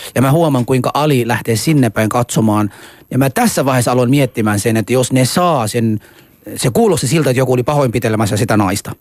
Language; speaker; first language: Finnish; non-native, fluent; Persian